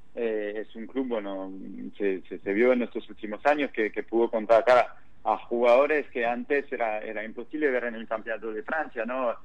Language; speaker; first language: Spanish; non-native, fluent; French